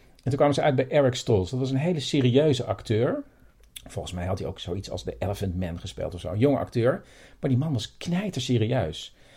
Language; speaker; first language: Dutch; native; Dutch